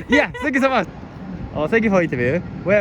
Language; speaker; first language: English; non-native, learner; Japanese